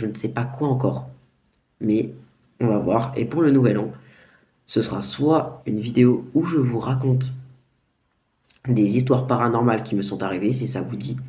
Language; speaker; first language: French; native; French